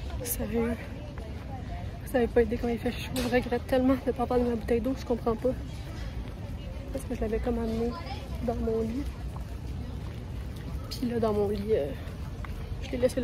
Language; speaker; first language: French; native; French